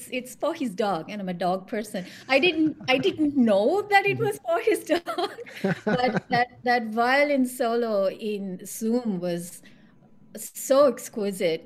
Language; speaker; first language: English; non-native, local second language; Sinhala